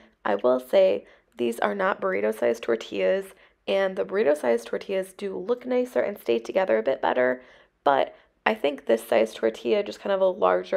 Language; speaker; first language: English; native; English